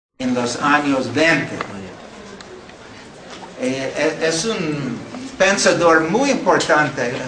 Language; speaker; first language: Spanish; non-native, fluent; English